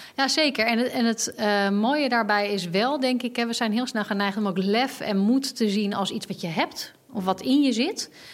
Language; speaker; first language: Dutch; native; Dutch